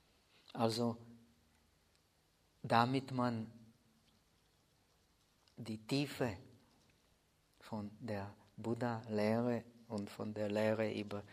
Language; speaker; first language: German; non-native, fluent; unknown